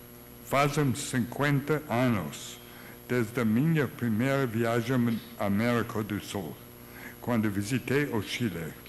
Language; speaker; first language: Portuguese; non-native, learner; English